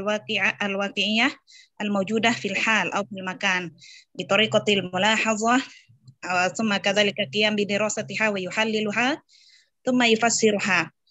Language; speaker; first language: Arabic; non-native, fluent; Indonesian